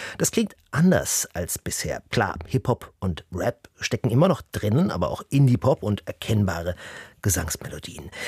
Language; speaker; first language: German; native; German